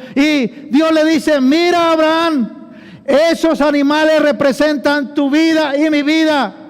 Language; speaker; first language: Spanish; native; Spanish